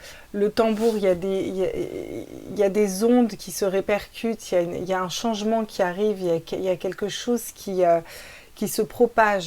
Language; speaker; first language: French; native; French